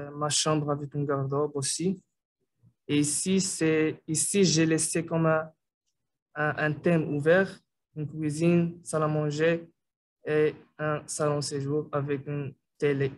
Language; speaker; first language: French; non-native, local second language; Arabic